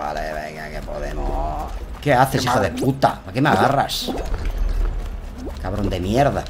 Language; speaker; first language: Spanish; native; Spanish